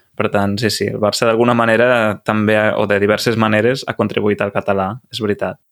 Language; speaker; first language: Catalan; native; Catalan